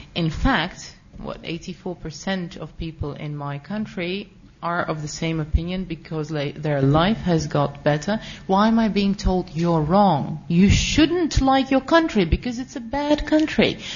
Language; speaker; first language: English; non-native, fluent; Russian